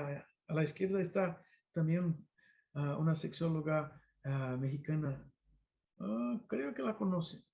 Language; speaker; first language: Spanish; non-native, fluent; Portuguese